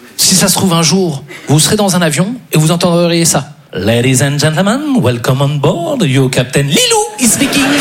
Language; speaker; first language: French; native; French